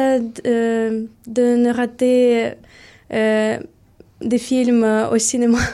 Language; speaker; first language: French; non-native, learner; Ukrainian